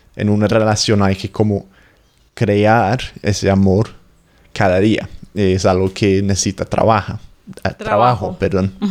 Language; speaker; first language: Spanish; non-native, fluent; English